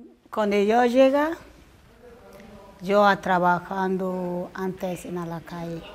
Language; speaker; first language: Spanish; non-native, learner; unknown